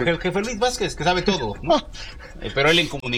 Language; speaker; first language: Spanish; native; Spanish